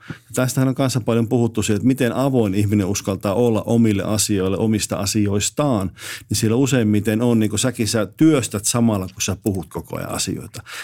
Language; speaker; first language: Finnish; native; Finnish